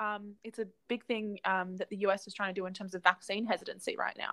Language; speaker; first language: English; native; English